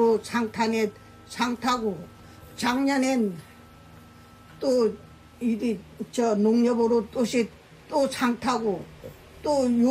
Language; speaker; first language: Korean; native; Korean